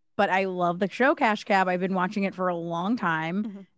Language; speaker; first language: English; native; English